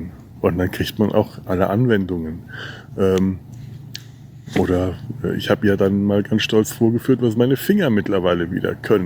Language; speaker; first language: German; native; German